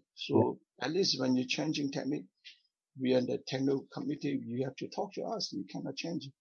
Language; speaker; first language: English; non-native, fluent; Vietnamese